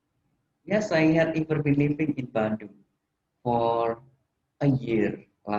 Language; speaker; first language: English; non-native, fluent; Indonesian